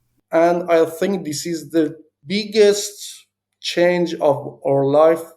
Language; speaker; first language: English; non-native, learner; Persian